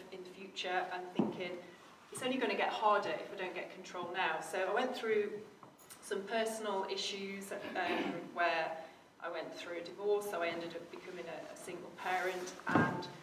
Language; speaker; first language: English; native; English